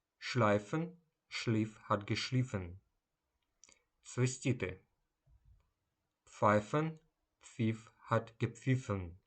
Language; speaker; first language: German; non-native, fluent; Ukrainian